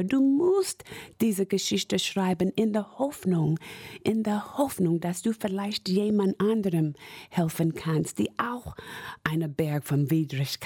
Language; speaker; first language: German; non-native, fluent; English